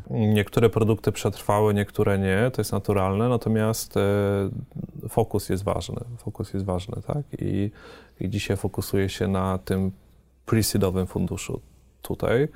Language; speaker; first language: Polish; native; Polish